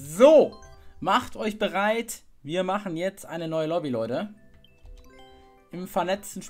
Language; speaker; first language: German; native; German